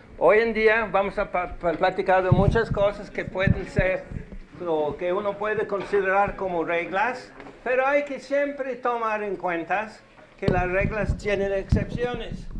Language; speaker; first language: Spanish; non-native, fluent; English